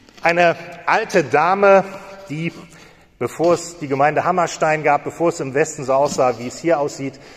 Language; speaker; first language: German; native; German